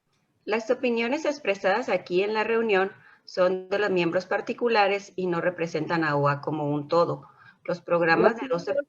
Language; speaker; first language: Spanish; native; Spanish